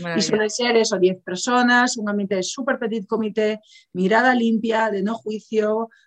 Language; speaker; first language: Spanish; native; Spanish